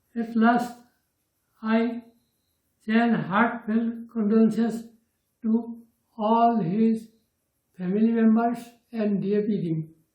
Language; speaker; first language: English; non-native, local second language; Assamese